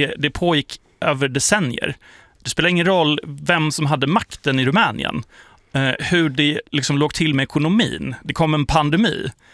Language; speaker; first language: Swedish; early bilingual, other home language; Polish